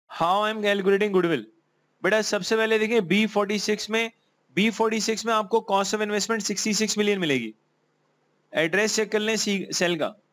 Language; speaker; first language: Urdu; native; Urdu